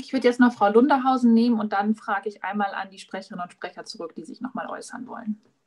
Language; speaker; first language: German; native; German